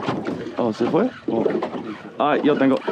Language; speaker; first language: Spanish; non-native, learner; English